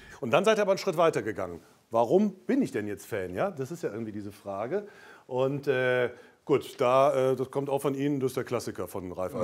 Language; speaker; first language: German; native; German